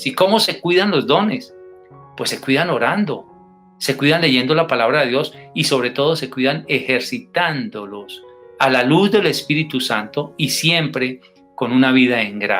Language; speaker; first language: Spanish; native; Spanish